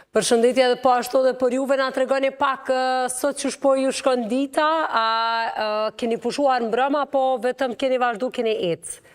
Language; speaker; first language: Albanian; native; Albanian